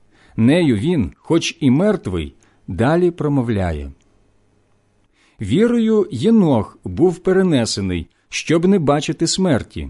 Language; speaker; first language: Ukrainian; native; Ukrainian